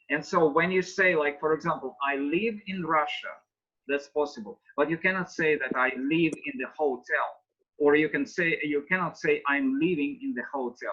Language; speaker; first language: English; non-native, fluent; Russian